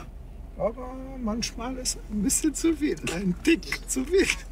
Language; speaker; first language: German; non-native, fluent; Arabic